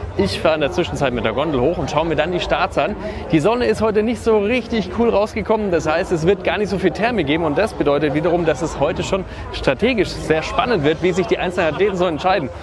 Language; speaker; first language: German; native; German